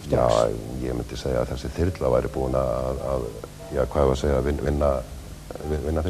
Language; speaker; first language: Icelandic; native; Icelandic